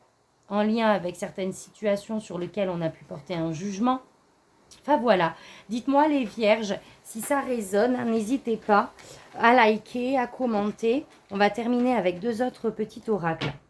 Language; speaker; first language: French; native; French